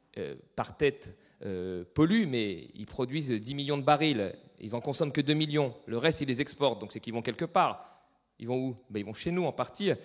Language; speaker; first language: French; native; French